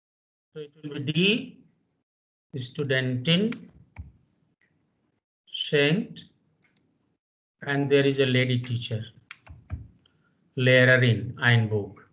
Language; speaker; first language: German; non-native, fluent; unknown